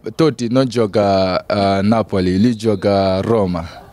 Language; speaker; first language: Italian; non-native, learner; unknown